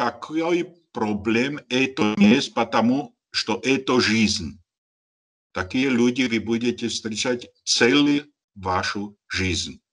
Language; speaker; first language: Russian; non-native, learner; Slovak